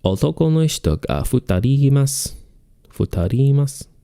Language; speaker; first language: Japanese; non-native, learner; English